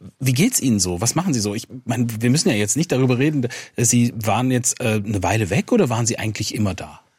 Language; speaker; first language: German; native; German